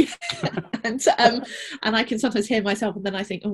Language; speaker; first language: English; native; English